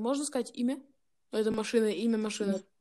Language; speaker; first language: Russian; early bilingual, heritage; Russian